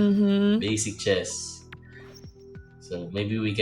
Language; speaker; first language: English; non-native, local second language; Filipino